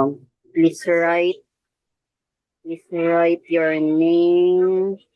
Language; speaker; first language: English; non-native, local second language; Filipino